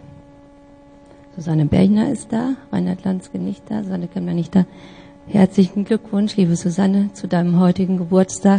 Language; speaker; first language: German; native; German